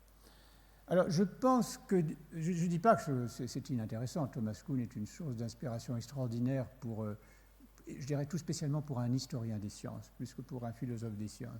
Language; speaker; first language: French; native; French